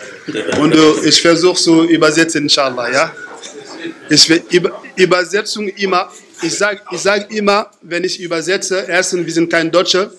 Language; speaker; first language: German; non-native, fluent; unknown